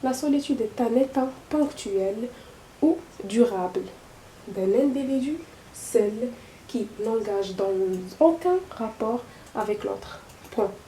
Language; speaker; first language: French; non-native, local second language; Arabic